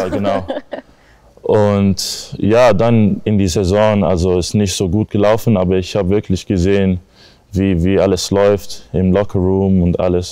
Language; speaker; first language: German; non-native, learner; English